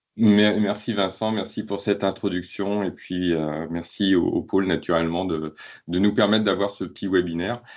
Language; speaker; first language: French; native; French